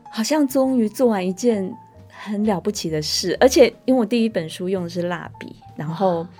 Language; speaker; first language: Chinese; non-native, local second language; Min Nan Chinese